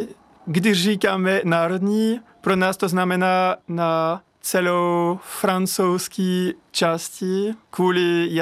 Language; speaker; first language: Czech; non-native, learner; French